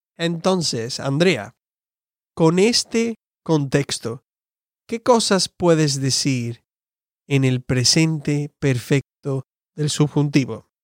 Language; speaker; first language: Spanish; non-native, fluent; English